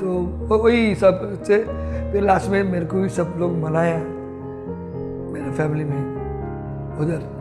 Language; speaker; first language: Hindi; non-native, local second language; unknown